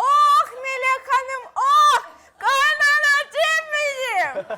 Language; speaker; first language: Turkish; non-native, learner; Russian